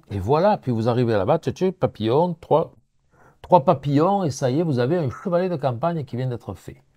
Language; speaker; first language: French; native; French